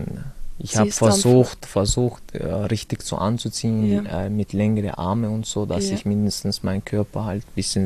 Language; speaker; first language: German; early bilingual, other home language; Chechen